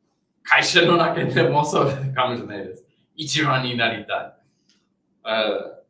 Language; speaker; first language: Japanese; non-native, fluent; English